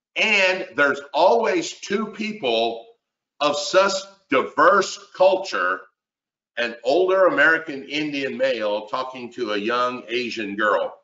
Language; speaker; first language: English; native; English